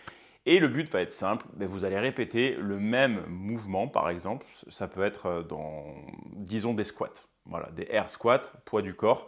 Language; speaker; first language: French; native; French